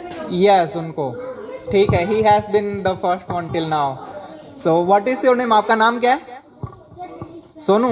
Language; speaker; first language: Hindi; native; Hindi